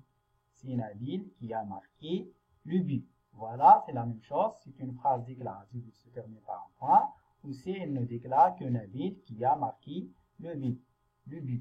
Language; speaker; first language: French; non-native, local second language; Arabic